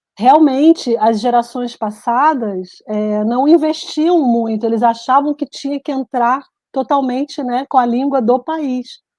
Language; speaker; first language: Portuguese; native; Portuguese